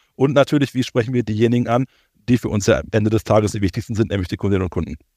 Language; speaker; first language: German; native; German